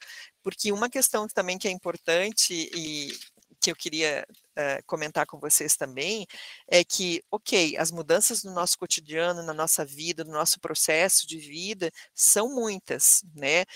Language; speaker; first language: Portuguese; native; Portuguese